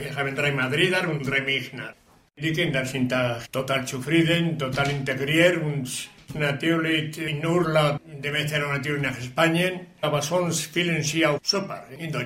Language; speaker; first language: German; non-native, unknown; Spanish